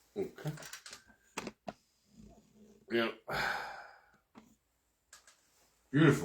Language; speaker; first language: English; non-native, fluent; Korean